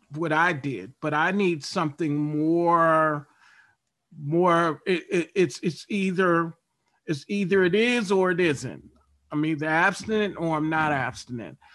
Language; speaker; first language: English; native; English